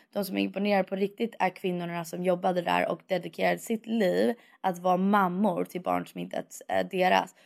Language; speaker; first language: Swedish; early bilingual, heritage; Swedish